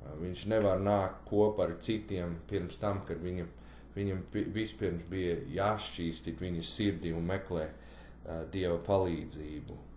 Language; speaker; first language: Latvian; early bilingual, heritage; Latvian